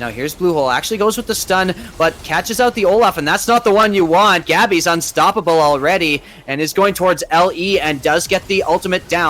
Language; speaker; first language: English; native; English